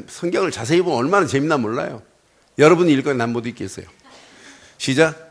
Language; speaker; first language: Korean; native; Korean